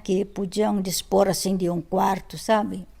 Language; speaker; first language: Portuguese; non-native, fluent; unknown